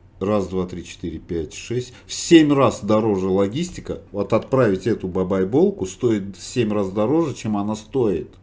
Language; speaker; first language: Russian; non-native, local second language; Uzbek